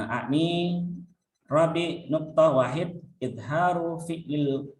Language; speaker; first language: Arabic; non-native, fluent; Indonesian